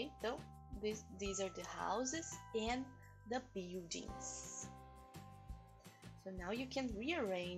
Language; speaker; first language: English; non-native, fluent; Portuguese